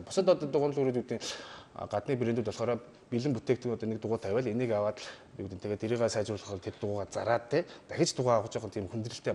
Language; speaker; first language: Mongolian; native; Mongolian